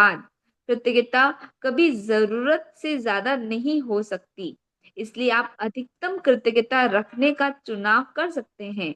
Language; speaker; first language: Hindi; native; Hindi